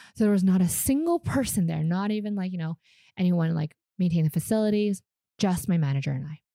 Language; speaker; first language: English; non-native, fluent; Vietnamese